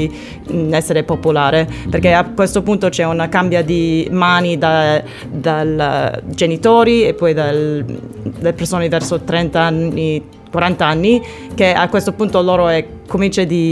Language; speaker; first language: Italian; non-native, learner; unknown